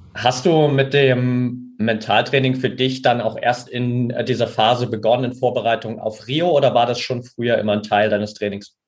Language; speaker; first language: German; native; German